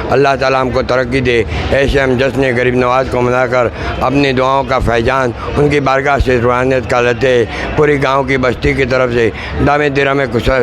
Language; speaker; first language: Hindi; non-native, local second language; Gujarati